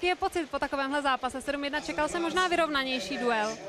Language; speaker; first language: Czech; native; Czech